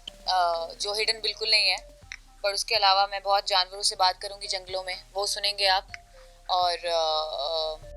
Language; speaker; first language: Hindi; native; Hindi